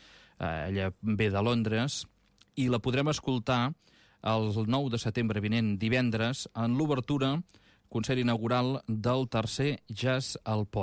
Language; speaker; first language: Catalan; native; Catalan